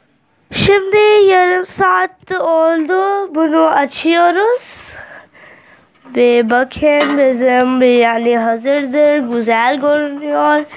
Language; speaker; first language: Turkish; non-native, learner; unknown